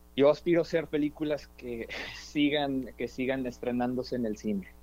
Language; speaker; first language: Spanish; early bilingual, heritage; Spanish